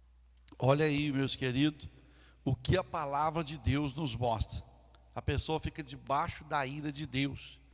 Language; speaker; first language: Portuguese; native; Portuguese